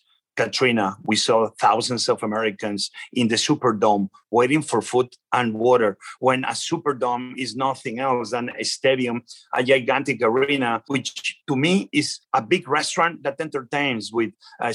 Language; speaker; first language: English; non-native, fluent; Spanish